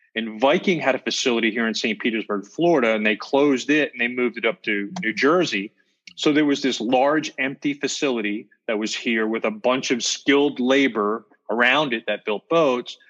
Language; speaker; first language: English; native; English